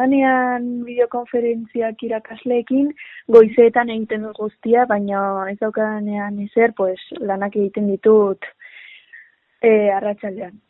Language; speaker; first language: Basque; non-native, local second language; Spanish